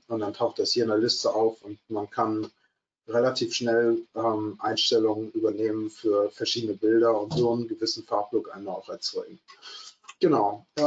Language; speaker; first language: German; native; German